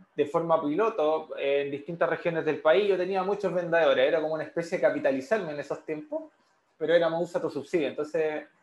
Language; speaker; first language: Spanish; native; Spanish